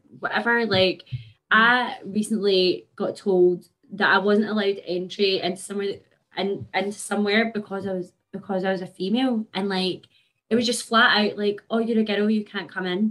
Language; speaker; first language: English; native; English